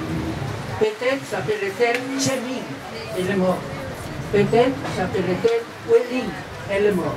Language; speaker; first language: French; non-native, fluent; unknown